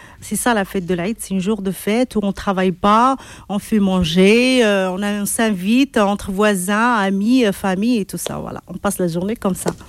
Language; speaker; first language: French; non-native, local second language; Arabic